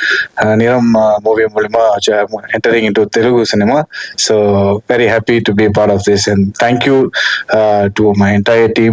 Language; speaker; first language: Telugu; early bilingual, heritage; Telugu